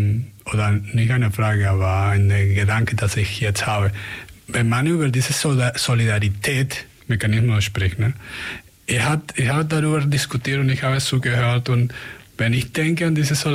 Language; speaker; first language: German; non-native, fluent; Spanish